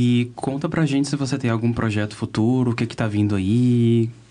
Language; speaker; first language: Portuguese; native; Portuguese